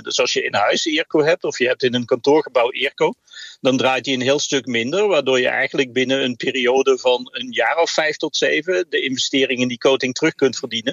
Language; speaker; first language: Dutch; native; Dutch